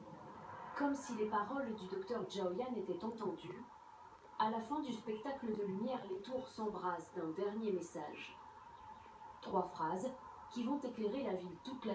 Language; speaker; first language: French; native; French